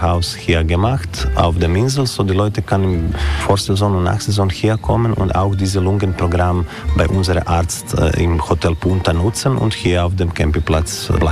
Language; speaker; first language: German; non-native, learner; Croatian